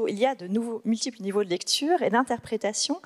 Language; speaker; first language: French; native; French